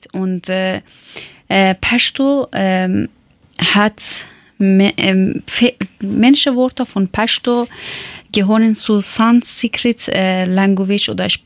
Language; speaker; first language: German; non-native, learner; Persian